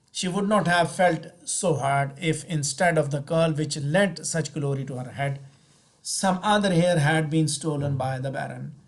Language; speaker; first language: English; non-native, local second language; Urdu